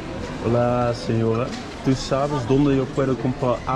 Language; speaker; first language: Spanish; non-native, learner; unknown